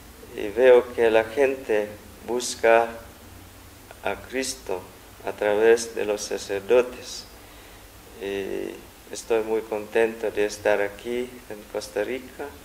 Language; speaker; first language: Spanish; non-native, fluent; Vietnamese